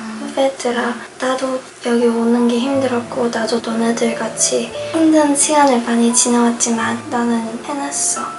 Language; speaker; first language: Korean; early bilingual, heritage; English